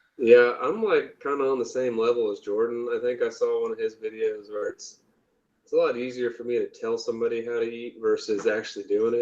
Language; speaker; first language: English; native; English